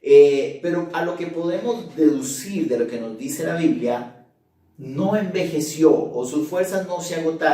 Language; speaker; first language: Spanish; native; Spanish